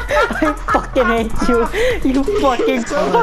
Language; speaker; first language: English; native; English